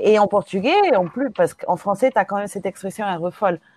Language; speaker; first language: French; non-native, fluent; Portuguese